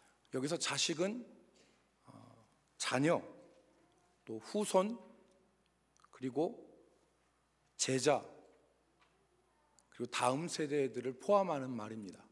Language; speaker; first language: Korean; native; Korean